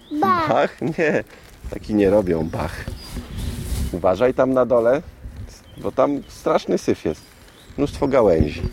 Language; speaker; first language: Polish; native; Polish